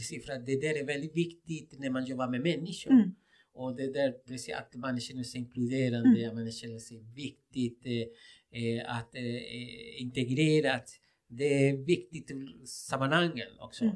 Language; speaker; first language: Swedish; non-native, fluent; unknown